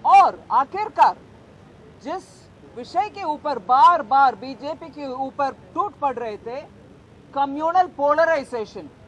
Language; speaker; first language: Hindi; native; Hindi